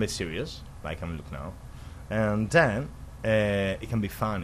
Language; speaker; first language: English; non-native, learner; Italian